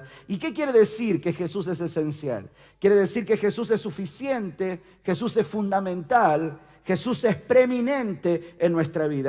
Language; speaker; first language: Spanish; native; Spanish